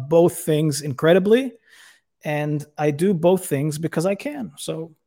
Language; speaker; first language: English; native; English